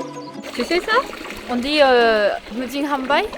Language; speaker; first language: French; non-native, learner; Japanese